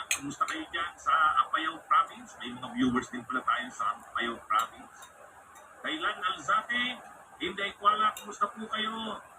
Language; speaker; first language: Filipino; non-native, local second language; Bikol